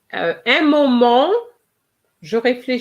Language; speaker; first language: French; non-native, fluent; English